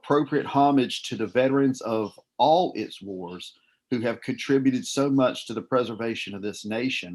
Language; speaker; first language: English; native; English